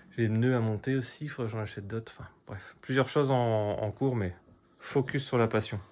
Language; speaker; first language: French; native; French